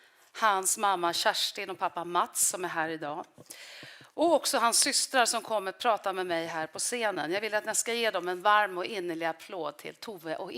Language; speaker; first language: Swedish; native; Swedish